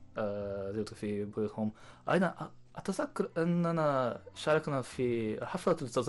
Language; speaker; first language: Arabic; non-native, learner; Japanese